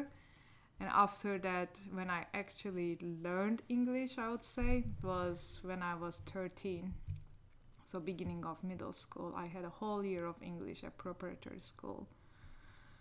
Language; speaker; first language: English; non-native, fluent; Turkish